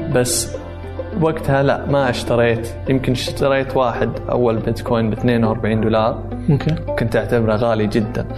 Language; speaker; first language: Arabic; native; Arabic